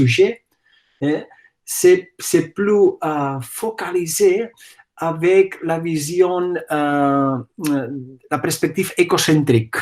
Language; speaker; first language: French; non-native, fluent; Catalan